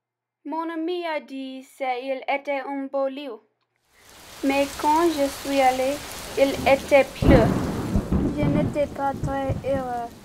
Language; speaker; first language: French; non-native, learner; English